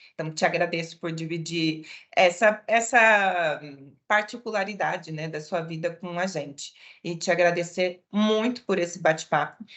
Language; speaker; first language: Portuguese; native; Portuguese